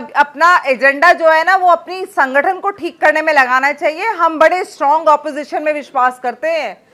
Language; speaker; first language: Hindi; native; Hindi